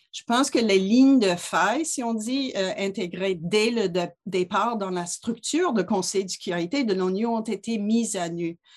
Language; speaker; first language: French; non-native, local second language; English